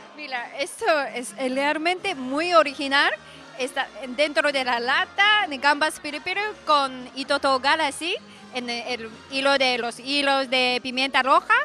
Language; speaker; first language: Spanish; non-native, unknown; Japanese